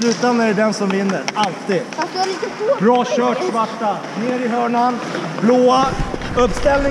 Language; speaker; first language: Swedish; native; Swedish